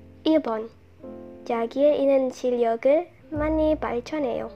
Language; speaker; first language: Korean; non-native, learner; Indonesian